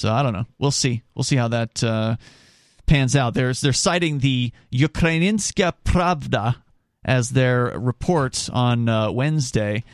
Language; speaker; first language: English; native; English